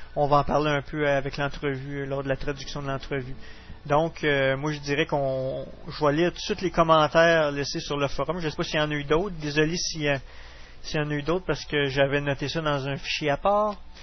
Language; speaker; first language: French; native; French